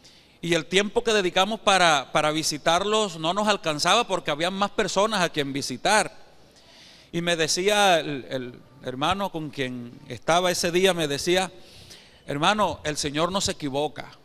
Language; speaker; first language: Spanish; native; Spanish